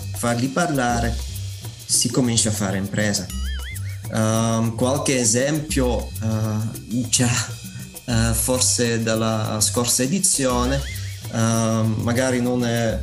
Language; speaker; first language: Italian; non-native, fluent; Dutch